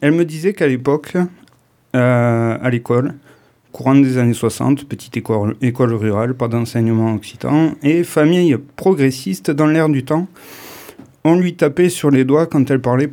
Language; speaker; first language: French; native; French